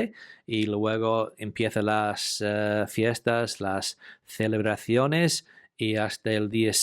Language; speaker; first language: Spanish; non-native, fluent; English